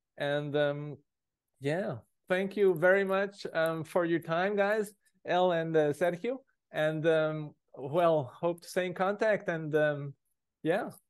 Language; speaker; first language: English; non-native, fluent; German